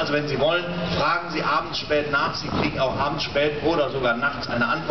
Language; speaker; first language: German; native; German